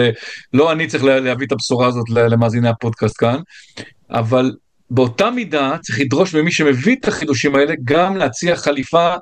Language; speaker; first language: Hebrew; native; Hebrew